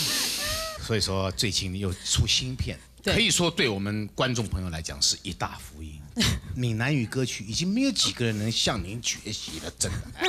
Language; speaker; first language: Chinese; native; Chinese